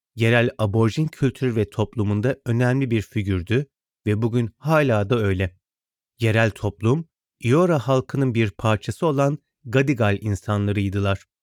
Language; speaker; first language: Turkish; native; Turkish